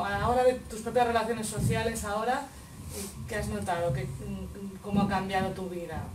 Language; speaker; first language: Spanish; native; Spanish